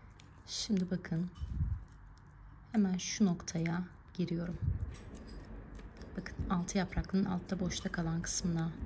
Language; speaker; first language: Turkish; native; Turkish